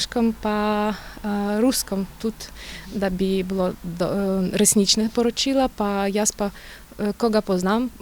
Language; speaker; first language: Slovenian; non-native, learner; Ukrainian